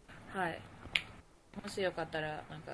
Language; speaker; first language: Japanese; non-native, learner; Spanish